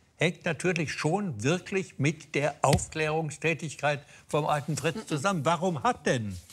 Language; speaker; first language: German; native; German